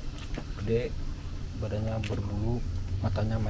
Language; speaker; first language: Indonesian; early bilingual, other home language; Sundanese